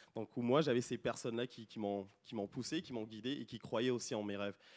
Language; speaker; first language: French; non-native, local second language; Lingala